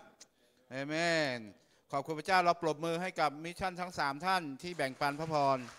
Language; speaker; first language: Thai; native; Thai